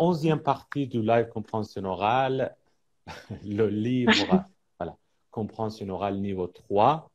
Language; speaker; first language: French; non-native, fluent; Persian